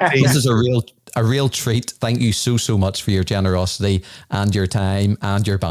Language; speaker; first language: English; native; English